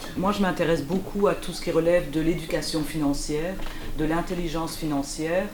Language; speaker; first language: French; early bilingual, other home language; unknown